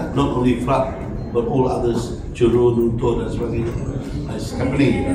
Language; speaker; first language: English; non-native, local second language; Malay